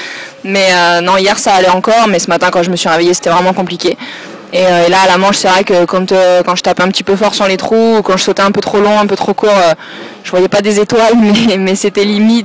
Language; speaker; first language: French; native; French